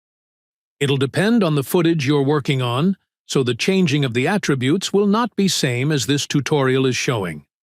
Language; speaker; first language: English; non-native, local second language; Bangla